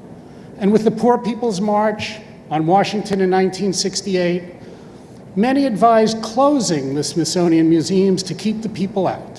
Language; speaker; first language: English; native; English